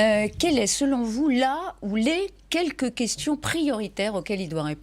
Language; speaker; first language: French; native; French